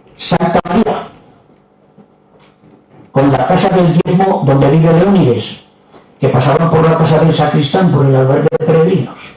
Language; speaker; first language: Spanish; native; Spanish